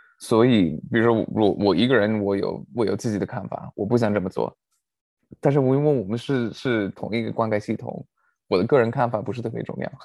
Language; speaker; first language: Chinese; non-native, fluent; English